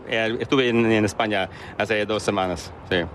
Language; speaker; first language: Spanish; non-native, learner; English